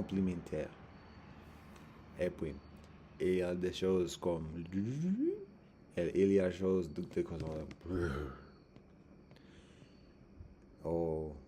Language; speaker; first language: French; non-native, learner; English